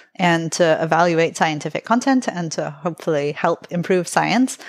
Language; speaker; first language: English; native; English